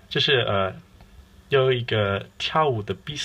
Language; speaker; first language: Chinese; non-native, learner; English